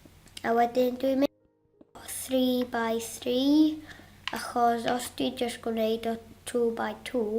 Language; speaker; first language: Welsh; non-native, local second language; English